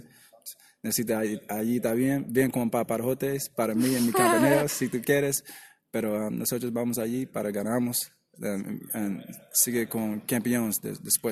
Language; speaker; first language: Spanish; non-native, learner; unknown